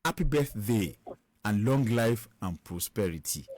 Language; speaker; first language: English; non-native, local second language; Yoruba